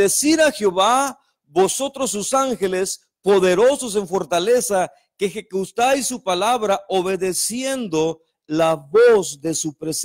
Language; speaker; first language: Spanish; native; Spanish